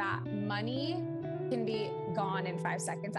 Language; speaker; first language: English; early bilingual, other home language; Portuguese